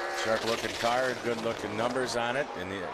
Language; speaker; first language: English; native; English